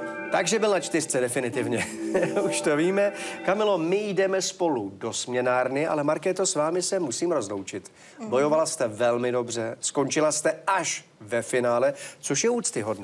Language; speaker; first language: Czech; native; Czech